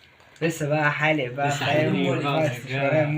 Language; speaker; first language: Arabic; native; Arabic